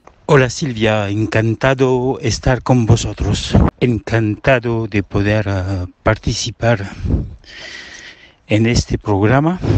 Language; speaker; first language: Spanish; early bilingual, heritage; Spanish